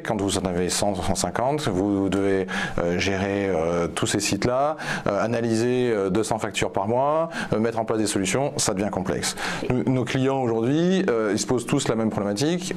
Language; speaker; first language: French; native; French